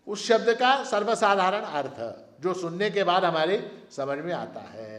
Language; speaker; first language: Hindi; non-native, local second language; Marathi